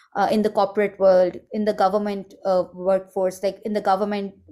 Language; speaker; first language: English; non-native, local second language; Hindi